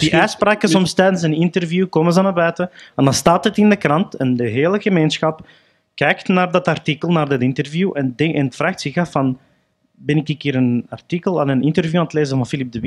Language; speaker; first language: Dutch; early bilingual, other home language; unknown